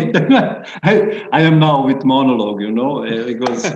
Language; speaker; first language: English; non-native, fluent; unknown